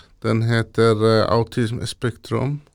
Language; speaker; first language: Swedish; non-native, learner; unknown